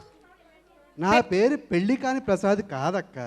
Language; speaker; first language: Telugu; native; Telugu